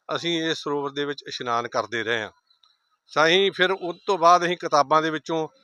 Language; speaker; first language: Punjabi; native; Punjabi